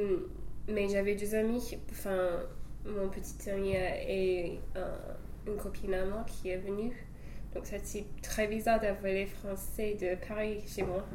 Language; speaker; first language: French; non-native, fluent; English